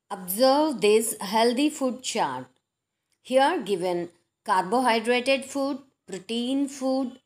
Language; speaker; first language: English; non-native, local second language; Telugu